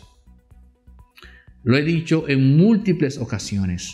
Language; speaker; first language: Spanish; native; Spanish